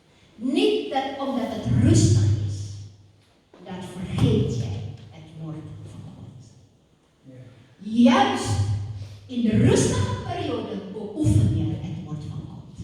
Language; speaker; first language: Dutch; non-native, fluent; Indonesian